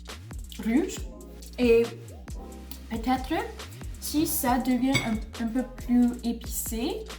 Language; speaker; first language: French; non-native, learner; English